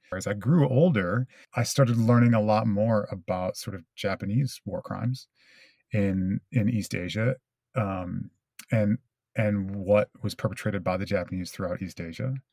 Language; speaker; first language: English; early bilingual, other home language; Japanese